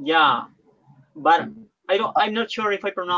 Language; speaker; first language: English; non-native, learner; Spanish